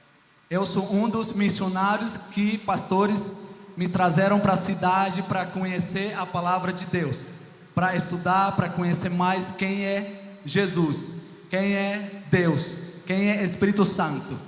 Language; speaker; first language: Portuguese; non-native, local second language; Ticuna